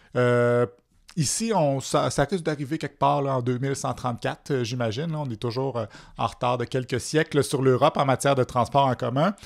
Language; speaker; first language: French; native; French